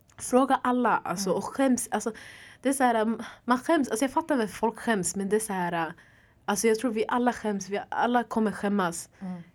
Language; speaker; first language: Swedish; early bilingual, other home language; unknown